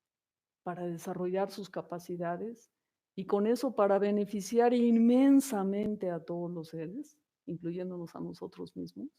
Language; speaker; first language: Spanish; native; Spanish